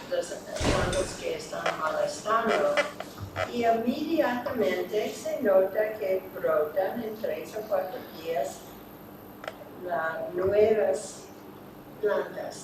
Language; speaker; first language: Spanish; non-native, fluent; English